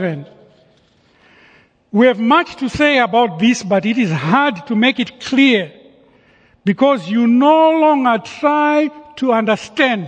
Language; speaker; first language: English; non-native, local second language; Shona